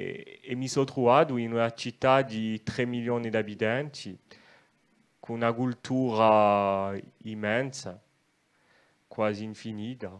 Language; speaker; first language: Italian; non-native, local second language; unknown